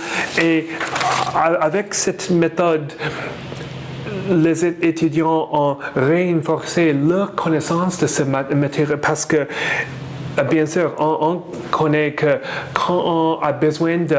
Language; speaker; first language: French; non-native, learner; English